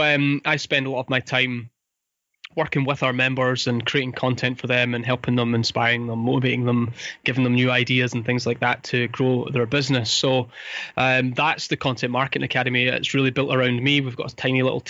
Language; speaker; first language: English; native; English